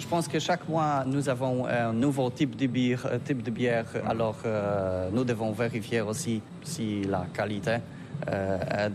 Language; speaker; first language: French; non-native, learner; Polish